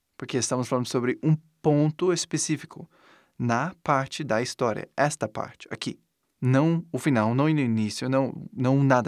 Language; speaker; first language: Portuguese; non-native, fluent; English